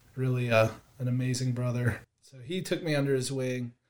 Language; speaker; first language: English; native; English